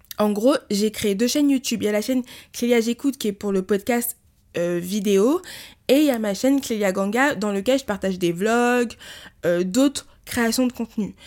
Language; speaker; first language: French; early bilingual, other home language; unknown